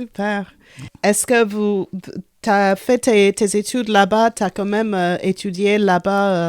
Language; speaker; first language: French; non-native, local second language; English